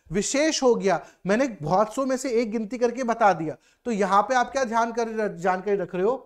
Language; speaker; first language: Hindi; native; Hindi